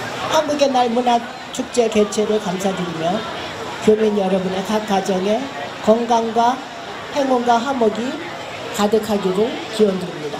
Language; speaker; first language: Korean; native; Korean